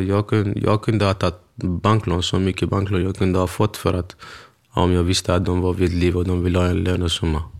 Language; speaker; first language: Swedish; early bilingual, other home language; Kurdish